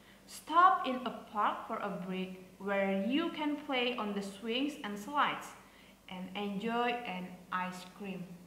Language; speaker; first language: English; non-native, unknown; Indonesian